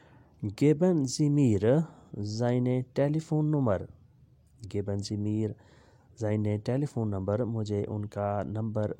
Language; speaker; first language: German; non-native, learner; Urdu